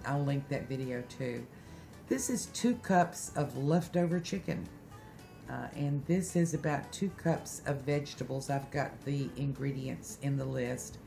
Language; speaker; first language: English; native; English